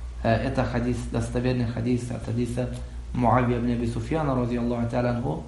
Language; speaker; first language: Russian; non-native, local second language; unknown